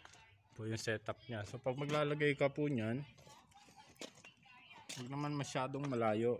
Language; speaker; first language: Filipino; native; Filipino